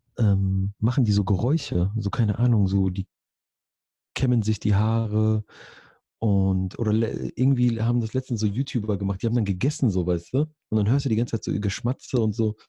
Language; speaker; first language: German; early bilingual, other home language; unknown